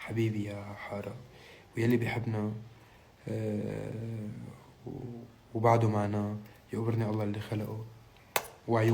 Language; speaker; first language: Arabic; native; Arabic